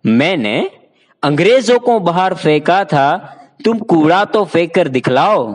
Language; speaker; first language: Hindi; non-native, local second language; Gujarati